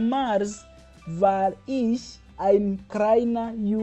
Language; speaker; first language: German; non-native, fluent; Kinyarwanda